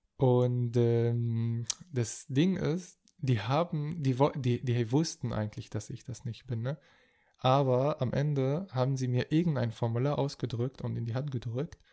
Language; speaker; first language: German; non-native, fluent; Arabic